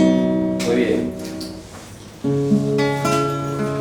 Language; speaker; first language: Spanish; native; Spanish